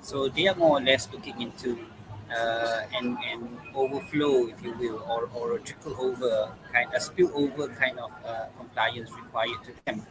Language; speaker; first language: English; non-native, local second language; Malay